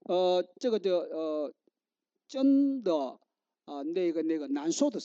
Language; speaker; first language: Chinese; non-native, learner; Korean